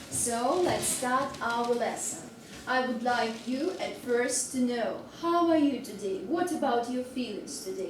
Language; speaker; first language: English; non-native, fluent; Russian